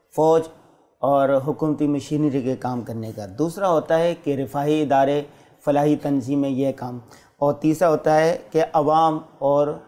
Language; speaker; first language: Urdu; non-native, local second language; Saraiki